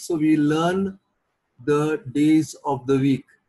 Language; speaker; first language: English; non-native, local second language; Marathi